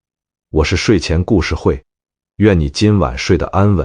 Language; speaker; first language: Chinese; native; Chinese